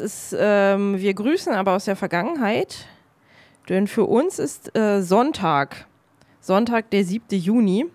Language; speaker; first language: German; native; German